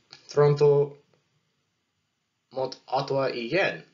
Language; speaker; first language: Swedish; non-native, learner; English